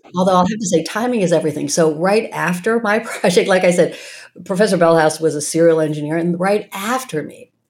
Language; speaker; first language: English; native; English